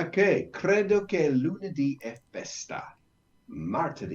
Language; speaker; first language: Italian; non-native, learner; English